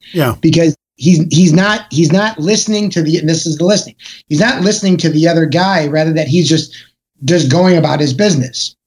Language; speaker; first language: English; native; English